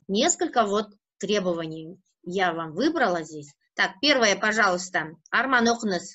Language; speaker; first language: Russian; non-native, local second language; Kazakh